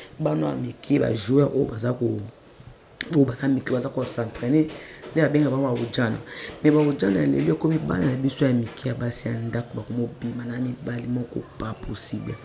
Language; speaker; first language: Lingala; non-native, local second language; Mongo